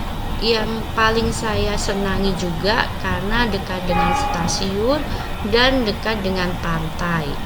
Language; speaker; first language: Indonesian; non-native, local second language; Javanese